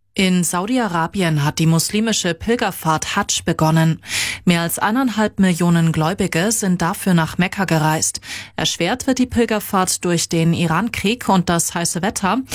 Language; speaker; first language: German; native; German